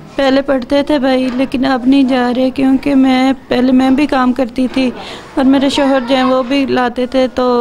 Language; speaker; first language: Urdu; non-native, local second language; Punjabi